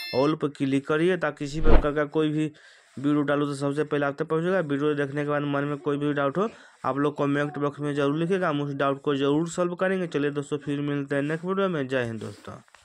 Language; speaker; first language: Hindi; native; Hindi